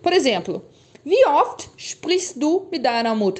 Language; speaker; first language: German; non-native, fluent; Portuguese